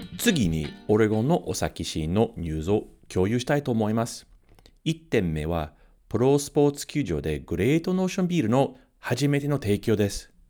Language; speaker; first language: Japanese; non-native, fluent; English